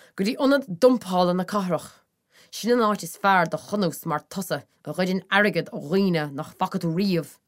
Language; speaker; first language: Irish; native; Irish